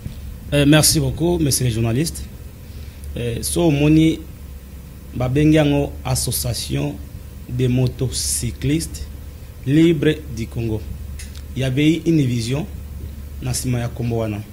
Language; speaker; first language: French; non-native, local second language; Lingala